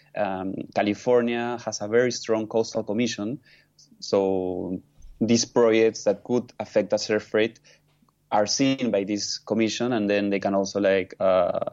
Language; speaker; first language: English; non-native, fluent; Spanish